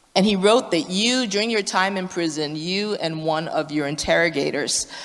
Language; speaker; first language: English; native; English